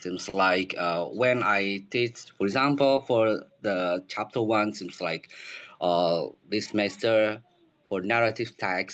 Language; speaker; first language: English; non-native, learner; Indonesian